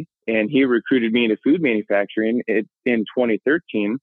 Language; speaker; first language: English; native; English